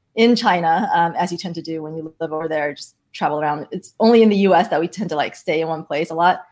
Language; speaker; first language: English; early bilingual, other home language; Chinese